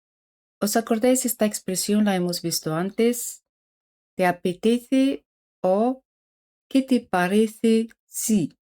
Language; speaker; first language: Spanish; non-native, fluent; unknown